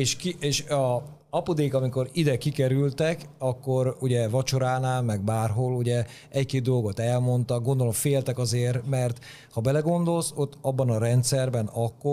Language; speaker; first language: Hungarian; native; Hungarian